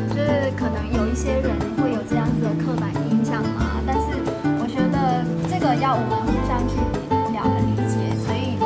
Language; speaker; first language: Chinese; non-native, fluent; Vietnamese